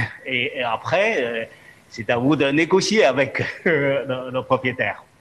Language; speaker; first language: French; non-native, fluent; Chinese